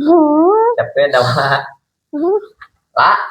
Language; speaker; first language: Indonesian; non-native, local second language; Sundanese